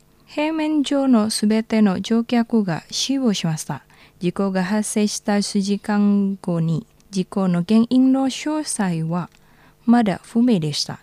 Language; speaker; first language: Japanese; non-native, learner; Indonesian